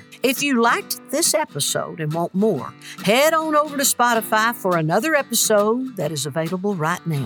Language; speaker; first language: English; native; English